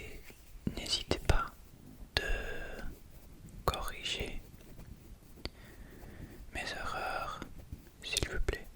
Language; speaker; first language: French; non-native, fluent; English